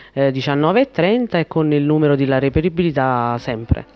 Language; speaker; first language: Italian; native; Italian